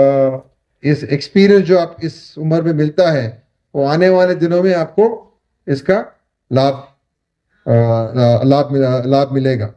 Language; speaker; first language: Hindi; non-native, local second language; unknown